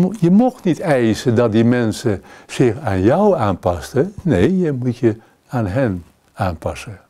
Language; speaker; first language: Dutch; native; Dutch